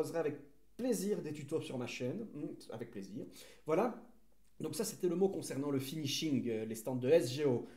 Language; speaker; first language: French; native; French